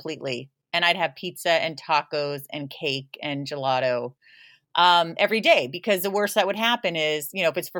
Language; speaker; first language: English; native; English